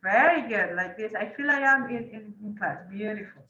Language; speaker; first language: English; non-native, fluent; Spanish